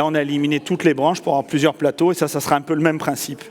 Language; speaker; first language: French; native; French